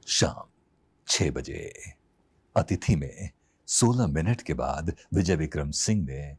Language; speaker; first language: Hindi; native; Hindi